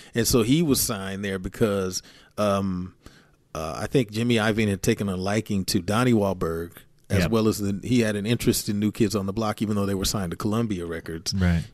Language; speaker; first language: English; native; English